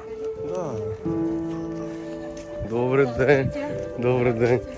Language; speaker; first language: Ukrainian; native; Ukrainian